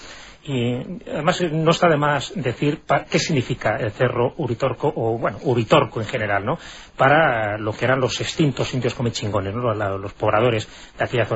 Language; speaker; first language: Spanish; native; Spanish